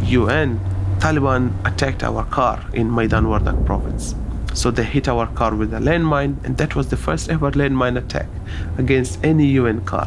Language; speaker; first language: English; non-native, local second language; Hazaragi